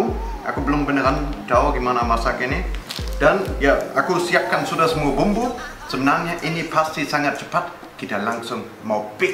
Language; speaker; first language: Indonesian; non-native, fluent; German